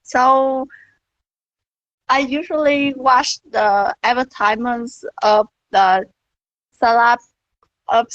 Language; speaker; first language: English; non-native, learner; Vietnamese